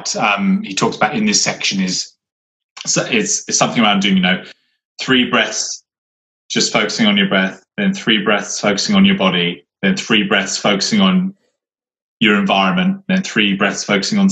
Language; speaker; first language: English; native; English